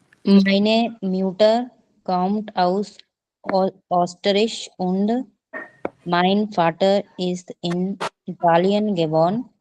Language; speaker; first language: German; non-native, learner; Hindi